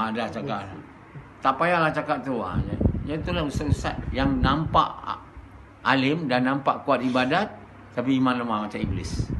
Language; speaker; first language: Malay; native; Malay